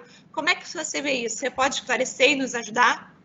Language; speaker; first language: Portuguese; native; Portuguese